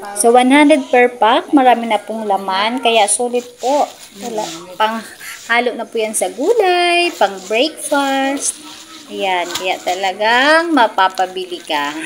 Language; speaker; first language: Filipino; non-native, local second language; Cebuano